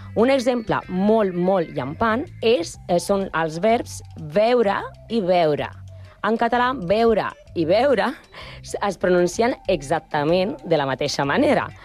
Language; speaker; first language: Catalan; non-native, learner; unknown